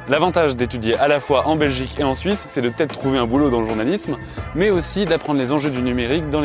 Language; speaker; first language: French; native; French